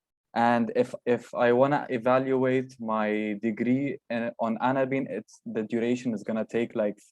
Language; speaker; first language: English; non-native, fluent; Arabic